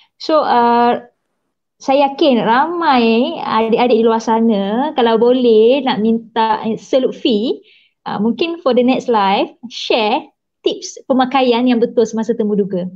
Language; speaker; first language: Malay; native; Malay